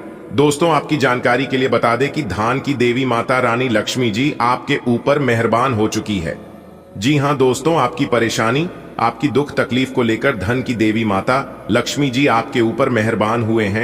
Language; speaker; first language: Hindi; native; Hindi